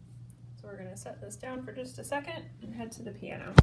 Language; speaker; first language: English; native; English